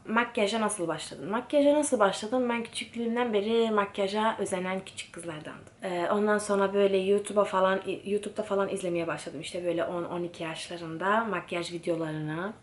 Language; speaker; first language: Turkish; early bilingual, heritage; Turkish